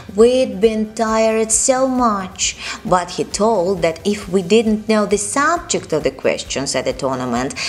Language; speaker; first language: English; non-native, fluent; Russian